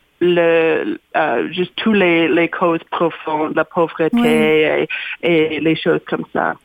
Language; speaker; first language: French; non-native, learner; English